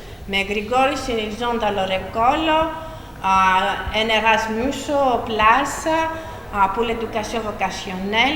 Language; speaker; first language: French; non-native, fluent; Greek